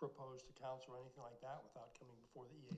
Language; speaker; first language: English; native; English